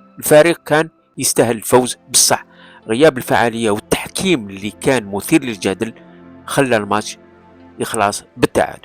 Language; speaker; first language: Arabic; non-native, local second language; Kabyle